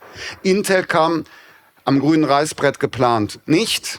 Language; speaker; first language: German; native; German